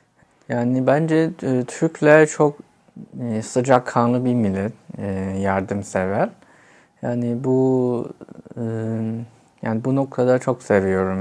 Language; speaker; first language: Turkish; non-native, fluent; Chinese